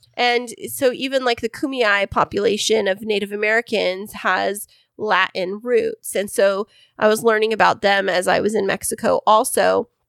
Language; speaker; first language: English; early bilingual, other home language; Spanish